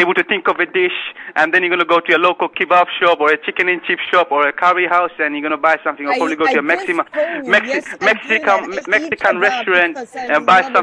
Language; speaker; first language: English; non-native, local second language; Bangla